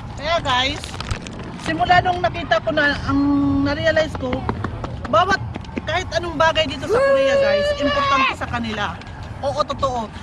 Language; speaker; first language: Filipino; native; Filipino